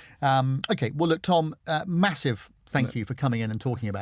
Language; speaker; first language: English; native; English